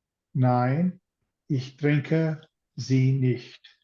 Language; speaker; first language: German; non-native, learner; English